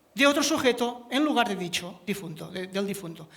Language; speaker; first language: Spanish; non-native, local second language; Catalan